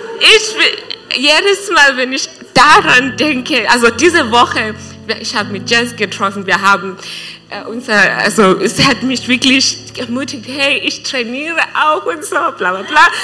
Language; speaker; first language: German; non-native, learner; English